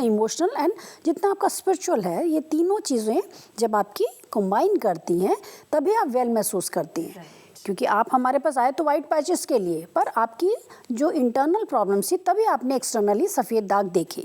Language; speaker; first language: Hindi; native; Hindi